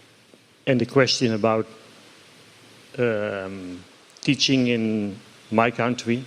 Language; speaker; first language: English; non-native, fluent; Dutch